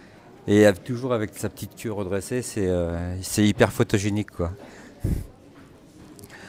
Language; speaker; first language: French; native; French